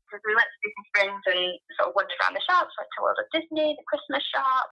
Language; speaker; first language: English; native; English